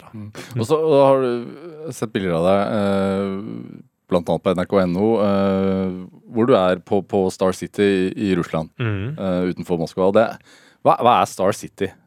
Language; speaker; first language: Norwegian; native; Norwegian